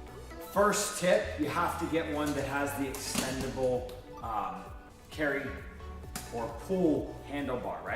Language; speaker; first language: English; native; English